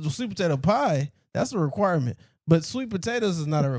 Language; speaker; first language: English; native; English